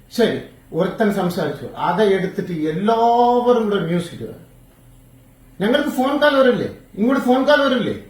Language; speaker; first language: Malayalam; non-native, fluent; Tamil